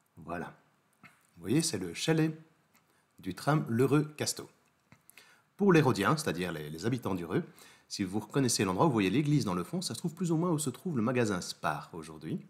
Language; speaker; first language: French; native; French